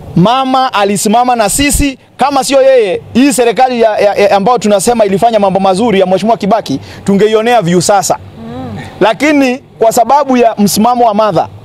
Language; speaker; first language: Swahili; non-native, local second language; Kikuyu